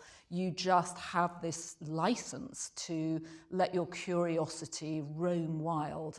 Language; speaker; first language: English; native; English